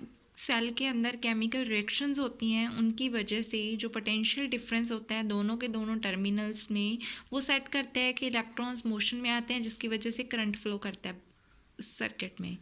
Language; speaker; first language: Hindi; native; Hindi